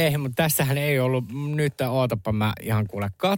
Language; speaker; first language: Finnish; native; Finnish